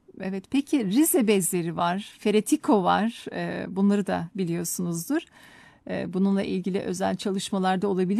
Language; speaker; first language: Turkish; native; Turkish